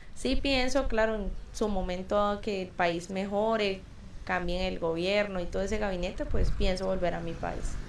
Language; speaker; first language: Spanish; native; Spanish